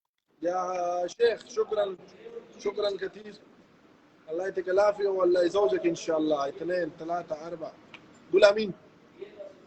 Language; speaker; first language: Arabic; non-native, learner; Pashto